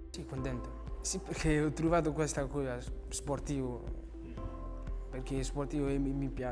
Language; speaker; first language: Italian; non-native, learner; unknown